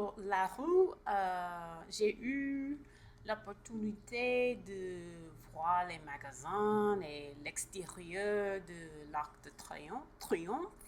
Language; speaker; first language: French; non-native, learner; English